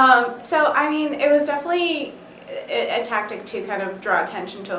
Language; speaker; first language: English; native; English